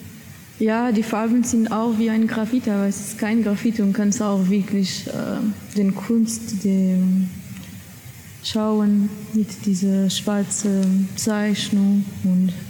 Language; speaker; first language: German; non-native, learner; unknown